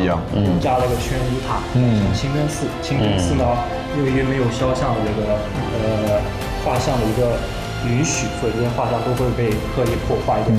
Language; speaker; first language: Chinese; native; Chinese